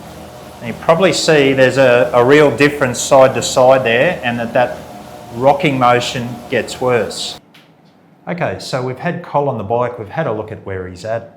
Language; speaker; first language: English; native; English